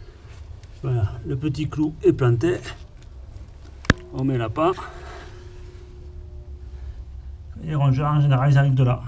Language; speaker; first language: French; native; French